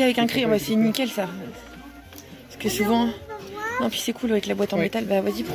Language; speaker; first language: French; native; French